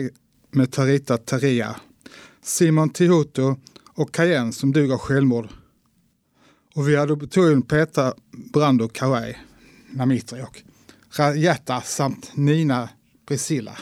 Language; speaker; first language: Swedish; native; Swedish